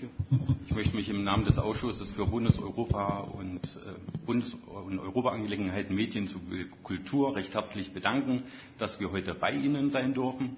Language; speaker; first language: German; native; German